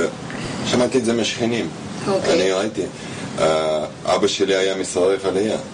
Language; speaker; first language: Hebrew; non-native, fluent; Russian